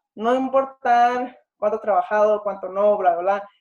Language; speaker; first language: Spanish; early bilingual, other home language; English